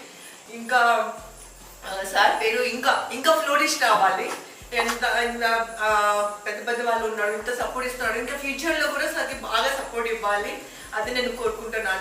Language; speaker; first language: Telugu; non-native, fluent; Bangla